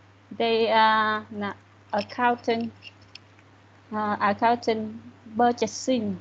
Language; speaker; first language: English; non-native, learner; Vietnamese